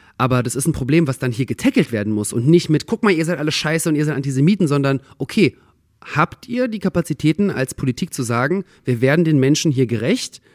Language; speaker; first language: German; early bilingual, other home language; Russian